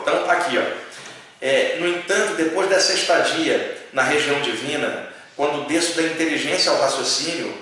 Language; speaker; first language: Portuguese; native; Portuguese